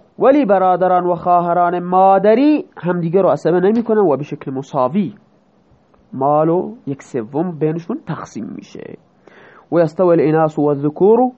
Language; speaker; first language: Persian; non-native, local second language; Baluchi